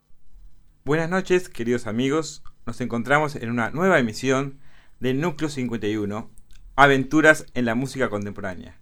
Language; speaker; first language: Spanish; native; Spanish